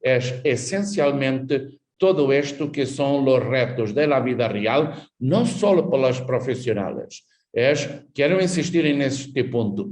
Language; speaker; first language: Spanish; non-native, fluent; Portuguese